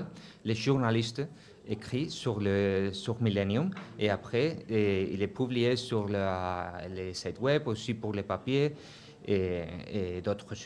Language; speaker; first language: French; non-native, fluent; Spanish